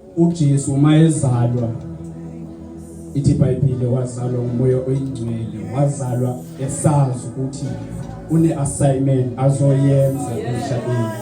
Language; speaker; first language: Zulu; non-native, local second language; Xhosa